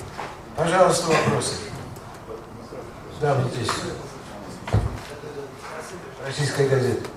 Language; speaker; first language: Russian; native; Russian